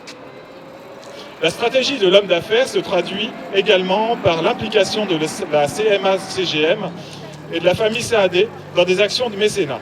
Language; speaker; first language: French; native; French